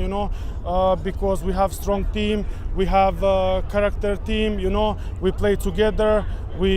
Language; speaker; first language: English; non-native, learner; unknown